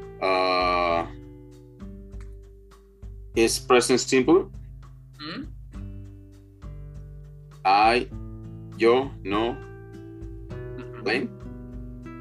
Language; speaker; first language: English; non-native, learner; Spanish